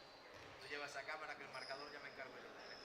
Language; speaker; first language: Spanish; native; Spanish